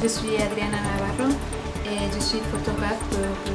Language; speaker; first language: French; non-native, learner; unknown